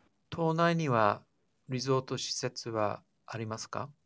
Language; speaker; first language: Japanese; non-native, fluent; English